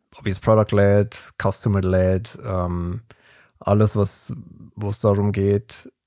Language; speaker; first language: German; early bilingual, other home language; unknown